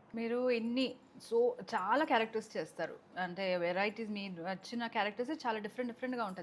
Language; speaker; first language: Telugu; non-native, fluent; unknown